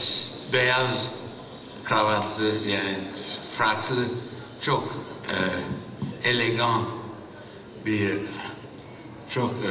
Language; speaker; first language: Turkish; early bilingual, heritage; Turkish